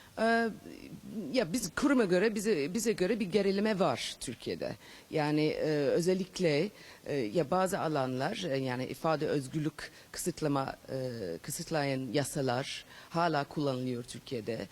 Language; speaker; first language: Turkish; non-native, fluent; English